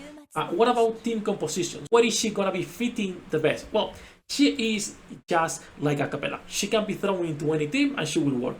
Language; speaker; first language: English; non-native, fluent; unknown